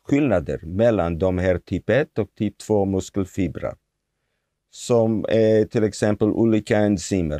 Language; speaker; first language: Swedish; non-native, fluent; Hebrew